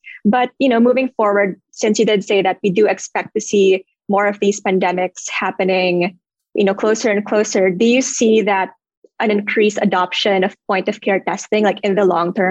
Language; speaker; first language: English; non-native, local second language; Filipino